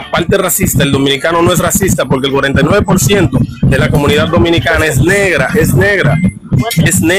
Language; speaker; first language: Spanish; native; Spanish